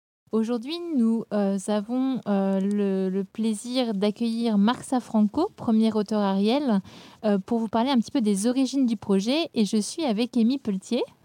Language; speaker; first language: French; native; French